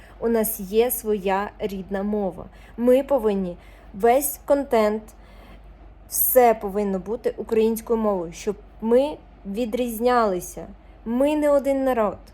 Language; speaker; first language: Ukrainian; non-native, local second language; Russian